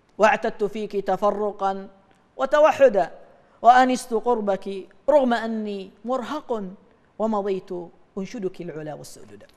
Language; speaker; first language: Arabic; native; Arabic